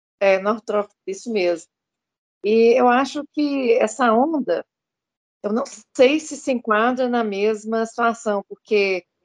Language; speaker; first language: Portuguese; native; Portuguese